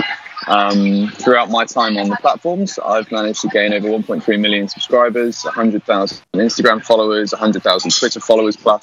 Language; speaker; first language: English; native; English